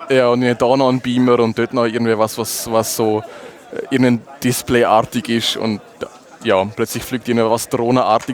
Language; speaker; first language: German; native; German